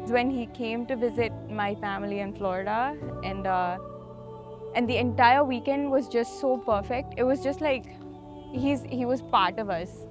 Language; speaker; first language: English; early bilingual, other home language; Telugu